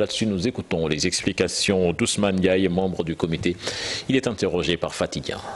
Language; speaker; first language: French; non-native, local second language; Wolof